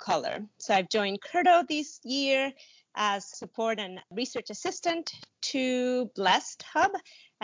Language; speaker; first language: English; non-native, fluent; Spanish